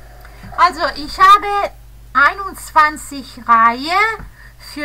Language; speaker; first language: German; non-native, fluent; Italian